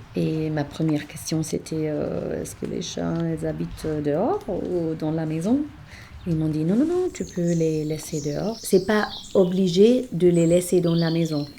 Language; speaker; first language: French; non-native, fluent; German